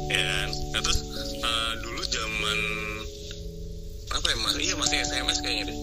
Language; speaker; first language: Indonesian; native; Indonesian